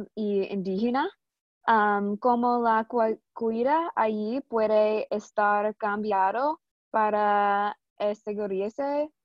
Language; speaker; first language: Spanish; non-native, learner; English